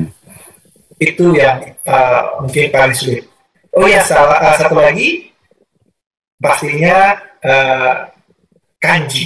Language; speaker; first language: Indonesian; native; Indonesian